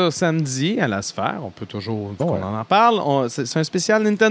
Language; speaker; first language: French; native; French